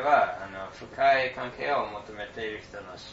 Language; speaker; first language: Japanese; non-native, fluent; English